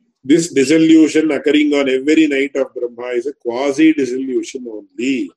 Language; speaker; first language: English; non-native, local second language; Tamil